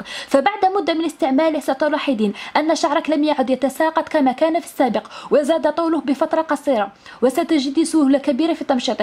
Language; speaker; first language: Arabic; native; Arabic